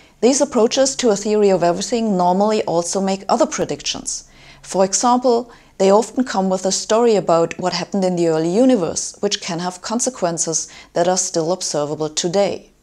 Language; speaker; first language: English; non-native, fluent; German